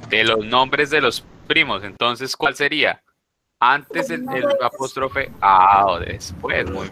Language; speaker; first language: Spanish; native; Spanish